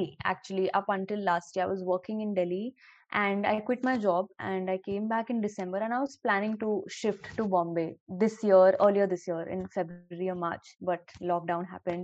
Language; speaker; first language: English; non-native, local second language; Hindi